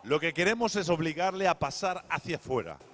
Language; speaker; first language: Spanish; native; Spanish